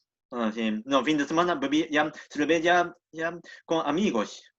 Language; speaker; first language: Portuguese; non-native, learner; Japanese